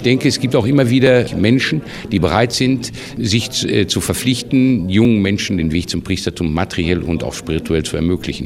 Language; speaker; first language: German; native; German